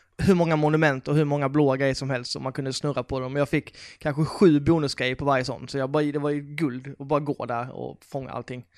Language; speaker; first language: Swedish; native; Swedish